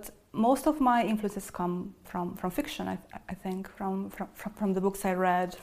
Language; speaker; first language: English; non-native, fluent; Romanian